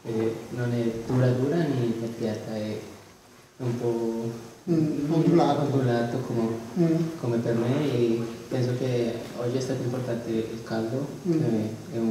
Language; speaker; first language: Italian; non-native, learner; Spanish